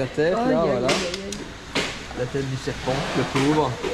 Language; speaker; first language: French; native; French